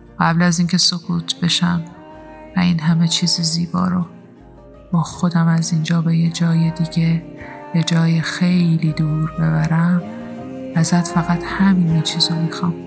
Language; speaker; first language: Persian; native; Persian